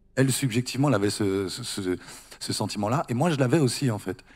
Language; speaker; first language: French; native; French